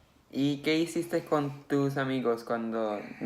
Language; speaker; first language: Spanish; early bilingual, heritage; Spanish